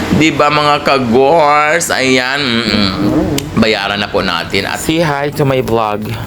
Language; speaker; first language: Filipino; non-native, local second language; Cebuano